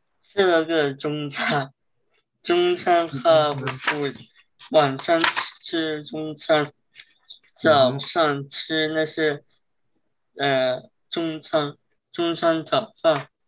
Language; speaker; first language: Chinese; early bilingual, heritage; English